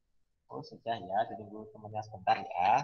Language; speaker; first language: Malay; non-native, local second language; Javanese